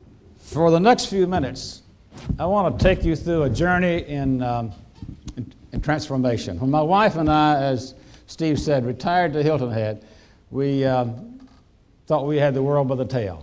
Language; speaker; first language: English; native; English